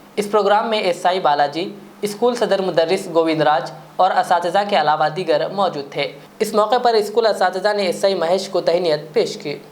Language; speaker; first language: Urdu; native; Urdu